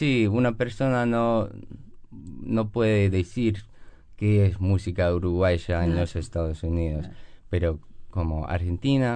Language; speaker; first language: Spanish; non-native, learner; English